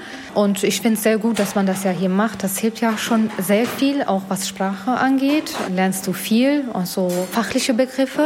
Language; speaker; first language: German; non-native, fluent; Albanian